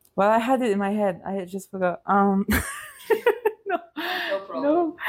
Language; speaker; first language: English; non-native, fluent; French